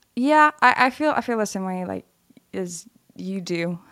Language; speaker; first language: English; non-native, fluent; Lithuanian